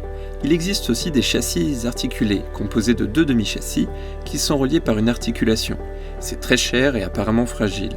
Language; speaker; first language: French; native; French